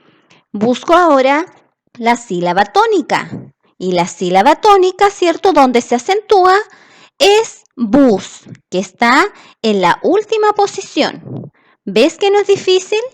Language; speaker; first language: Spanish; native; Spanish